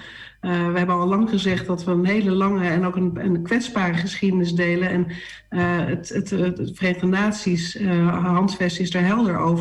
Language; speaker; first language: Dutch; native; Dutch